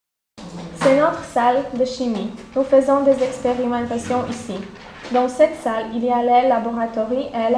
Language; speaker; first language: French; non-native, learner; Polish